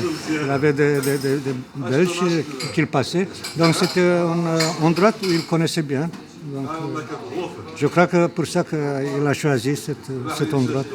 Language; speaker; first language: French; non-native, fluent; Romanian